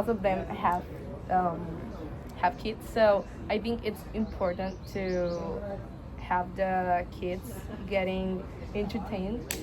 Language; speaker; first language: English; non-native, learner; Spanish